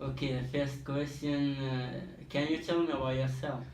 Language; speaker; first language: English; non-native, learner; Turkish